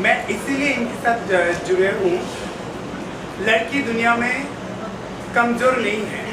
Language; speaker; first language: Hindi; non-native, local second language; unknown